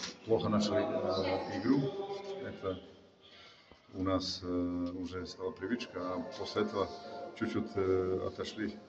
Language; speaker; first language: Russian; non-native, fluent; Bosnian